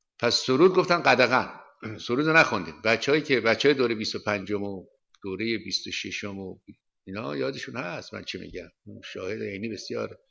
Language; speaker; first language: Persian; native; Persian